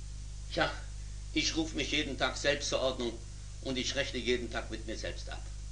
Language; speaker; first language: German; native; German